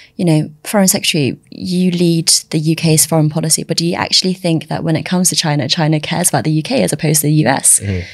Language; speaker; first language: English; early bilingual, other home language; Chinese